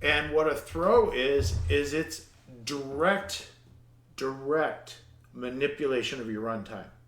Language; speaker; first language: English; native; English